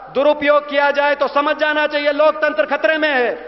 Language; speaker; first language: Hindi; native; Hindi